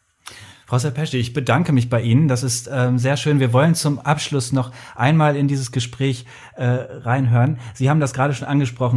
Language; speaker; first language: German; native; German